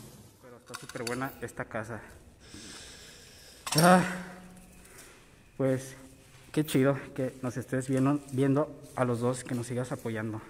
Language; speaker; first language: Spanish; native; Spanish